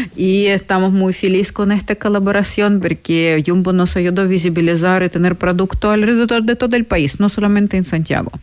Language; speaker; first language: Spanish; non-native, fluent; Russian